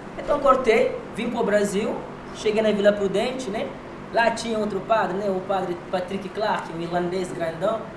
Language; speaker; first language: Portuguese; non-native, local second language; Kabuverdianu